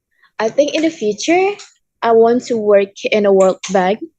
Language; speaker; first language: English; non-native, learner; Indonesian